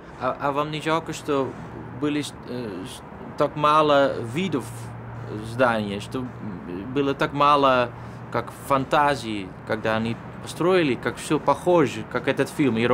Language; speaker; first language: Russian; non-native, learner; Dutch